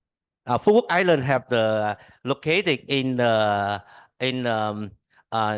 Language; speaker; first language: English; non-native, learner; Vietnamese